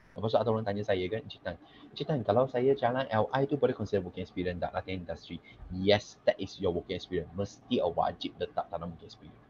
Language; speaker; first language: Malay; non-native, local second language; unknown